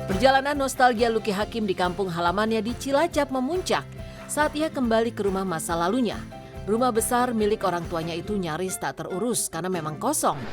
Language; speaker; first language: Indonesian; native; Indonesian